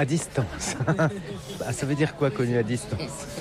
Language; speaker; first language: French; native; French